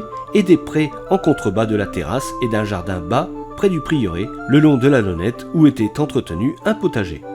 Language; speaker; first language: French; native; French